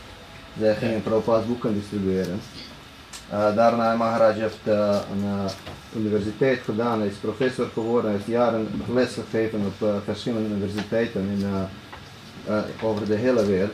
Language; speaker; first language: Dutch; non-native, fluent; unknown